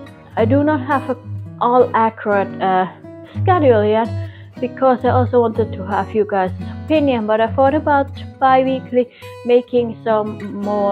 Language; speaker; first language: English; non-native, fluent; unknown